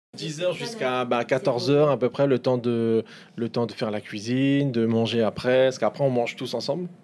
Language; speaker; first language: French; native; French